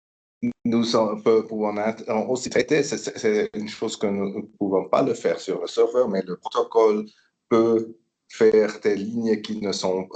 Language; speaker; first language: French; non-native, local second language; German